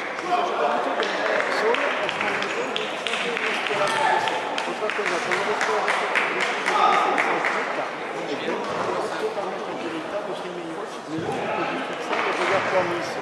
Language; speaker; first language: Portuguese; non-native, fluent; French